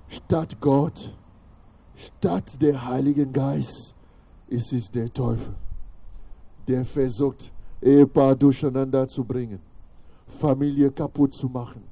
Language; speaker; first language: German; non-native, fluent; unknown